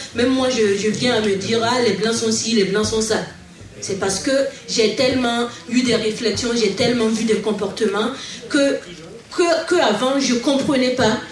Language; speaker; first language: French; non-native, local second language; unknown